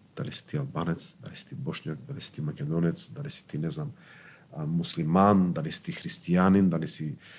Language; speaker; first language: Macedonian; non-native, local second language; Bosnian